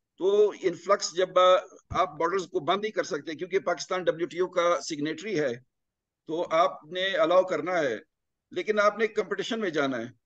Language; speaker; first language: Urdu; non-native, local second language; Punjabi